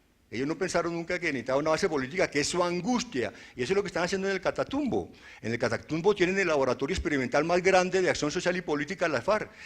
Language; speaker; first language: Spanish; native; Spanish